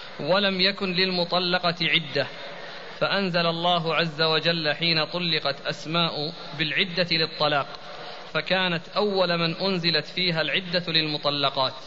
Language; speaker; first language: Arabic; native; Arabic